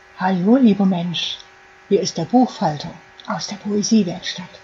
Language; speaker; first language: German; native; German